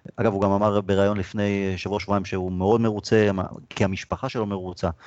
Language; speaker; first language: Hebrew; native; Hebrew